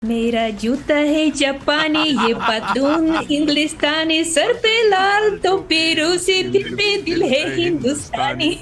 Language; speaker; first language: Hindi; non-native, learner; Russian